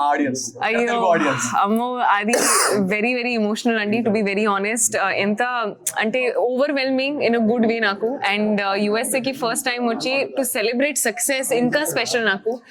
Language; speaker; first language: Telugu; non-native, fluent; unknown